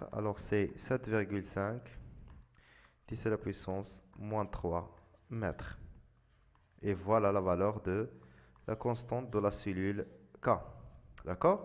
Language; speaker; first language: French; non-native, local second language; Arabic